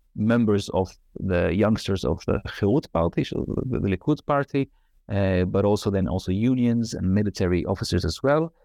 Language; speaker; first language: English; non-native, fluent; Arabic